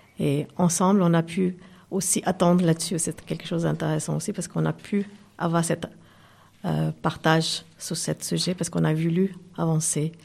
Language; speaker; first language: French; non-native, fluent; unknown